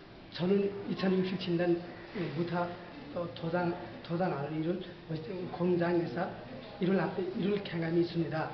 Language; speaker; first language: Korean; non-native, learner; Nepali